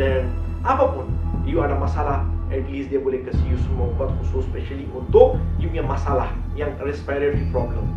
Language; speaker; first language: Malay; non-native, learner; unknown